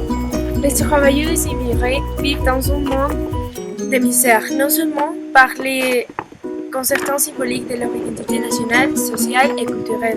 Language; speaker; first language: French; non-native, learner; Spanish